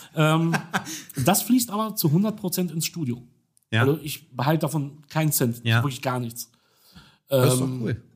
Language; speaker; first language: German; native; German